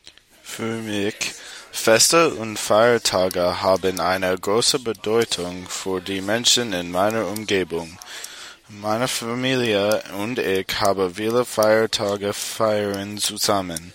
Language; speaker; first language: German; non-native, learner; English